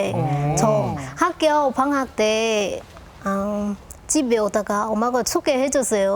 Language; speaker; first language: Korean; non-native, local second language; Lao